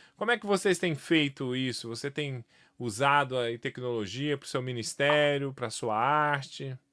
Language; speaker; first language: Portuguese; native; Portuguese